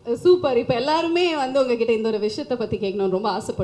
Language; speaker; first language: Tamil; native; Tamil